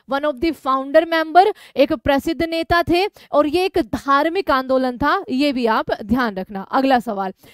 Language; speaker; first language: Hindi; native; Hindi